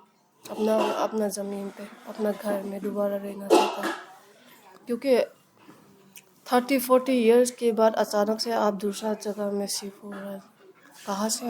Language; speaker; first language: Hindi; non-native, local second language; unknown